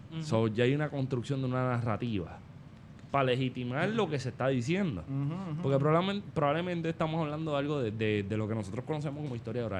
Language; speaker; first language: Spanish; native; Spanish